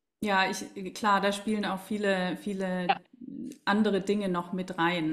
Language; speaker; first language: German; native; German